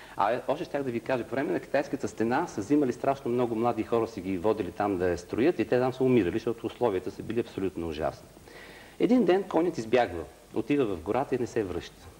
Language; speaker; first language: Bulgarian; native; Bulgarian